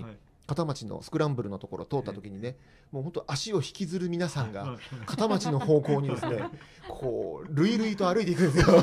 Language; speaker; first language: Japanese; native; Japanese